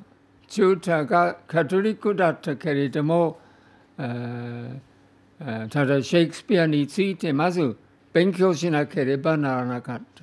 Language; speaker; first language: Japanese; non-native, fluent; English